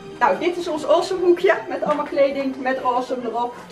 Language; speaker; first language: Dutch; native; Dutch